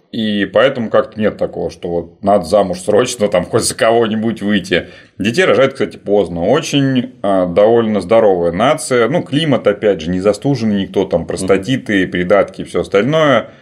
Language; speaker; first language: Russian; native; Russian